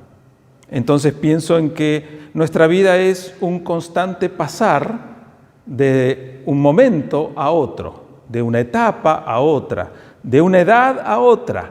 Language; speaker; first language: Spanish; native; Spanish